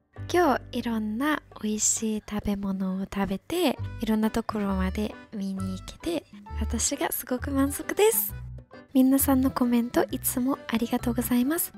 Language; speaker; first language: Japanese; non-native, fluent; English